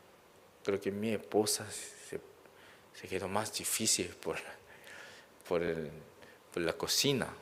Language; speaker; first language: Spanish; non-native, learner; Korean